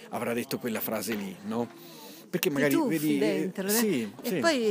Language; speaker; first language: Italian; native; Italian